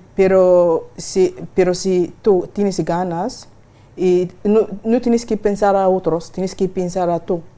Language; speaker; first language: Spanish; non-native, learner; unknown